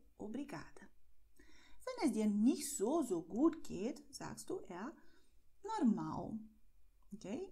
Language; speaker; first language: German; non-native, fluent; Portuguese